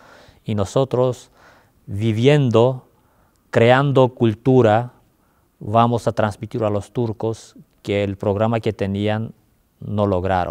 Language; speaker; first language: Spanish; non-native, fluent; Armenian